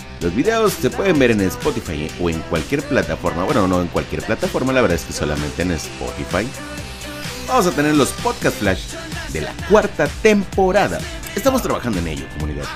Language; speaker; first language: Spanish; native; Spanish